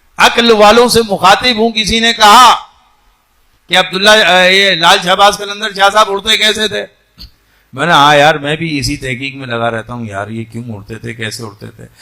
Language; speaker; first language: Urdu; non-native, local second language; Sindhi